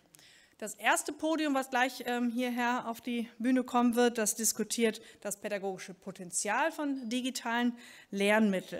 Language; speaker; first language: German; native; German